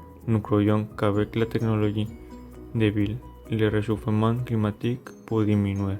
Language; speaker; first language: French; non-native, learner; Spanish